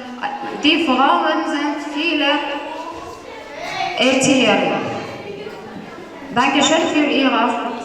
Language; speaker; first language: German; non-native, learner; Uzbek